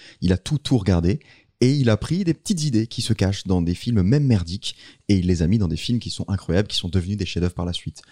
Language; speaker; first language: French; native; French